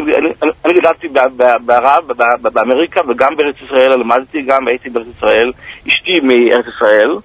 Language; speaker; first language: Hebrew; early bilingual, heritage; Hebrew